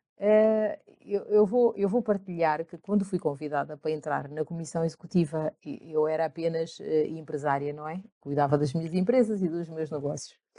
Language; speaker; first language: Portuguese; early bilingual, other home language; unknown